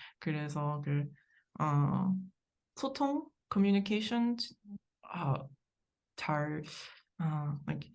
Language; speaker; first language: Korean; non-native, learner; English